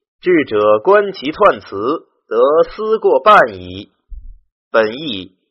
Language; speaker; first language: Chinese; native; Chinese